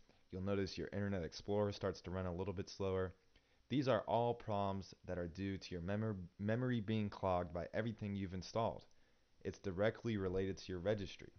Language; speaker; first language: English; native; English